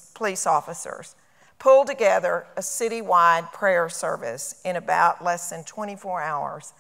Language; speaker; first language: English; native; English